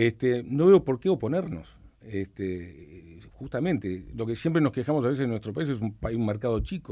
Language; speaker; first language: Spanish; native; Spanish